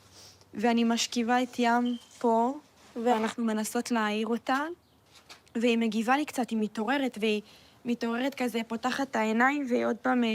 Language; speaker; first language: Hebrew; native; Hebrew